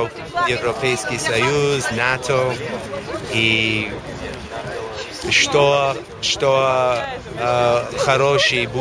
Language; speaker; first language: Russian; non-native, learner; English